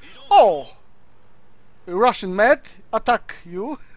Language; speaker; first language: English; non-native, learner; Polish